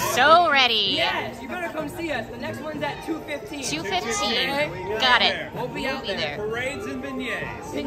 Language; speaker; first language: English; native; English